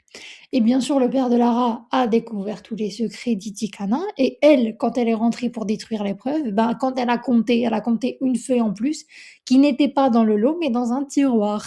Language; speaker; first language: French; native; French